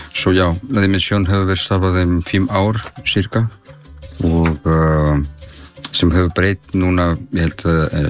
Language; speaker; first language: Icelandic; non-native, learner; Spanish